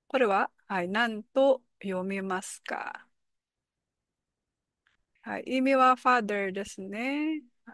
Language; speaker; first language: Japanese; non-native, learner; Filipino